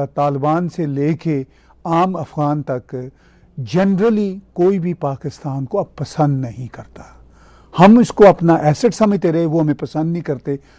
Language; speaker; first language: Urdu; native; Urdu